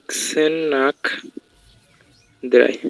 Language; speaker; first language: German; non-native, learner; Bangla